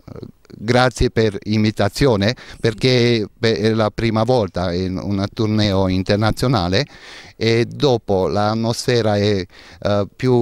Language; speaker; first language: Italian; non-native, learner; Hungarian